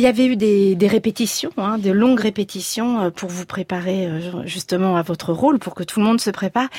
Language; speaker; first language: French; native; French